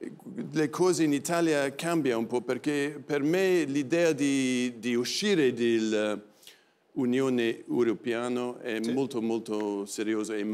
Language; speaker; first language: Italian; non-native, learner; English